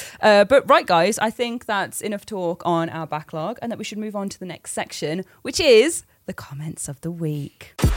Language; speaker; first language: English; native; English